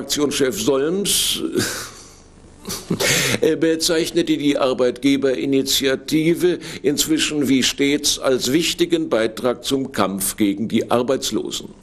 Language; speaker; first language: German; native; German